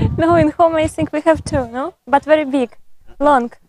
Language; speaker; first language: English; non-native, learner; Ukrainian